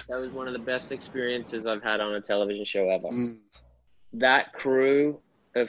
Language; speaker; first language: English; native; English